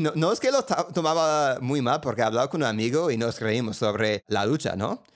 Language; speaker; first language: Spanish; non-native, fluent; English